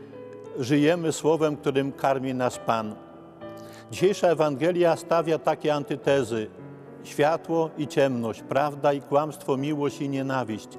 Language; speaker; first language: Polish; native; Polish